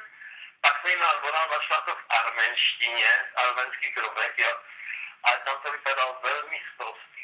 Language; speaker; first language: Czech; non-native, local second language; Romany